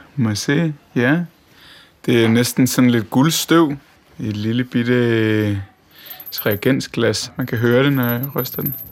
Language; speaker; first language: Danish; native; Danish